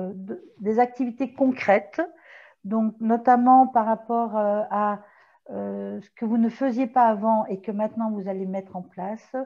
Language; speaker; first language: French; native; French